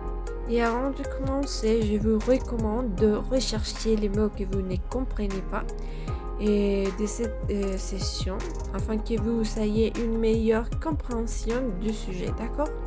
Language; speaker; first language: French; non-native, fluent; Spanish